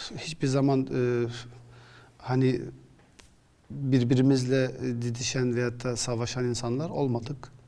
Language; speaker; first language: Turkish; early bilingual, other home language; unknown